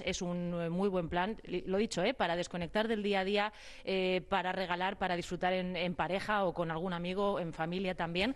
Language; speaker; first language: Spanish; native; Spanish